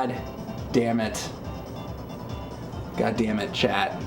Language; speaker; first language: English; native; English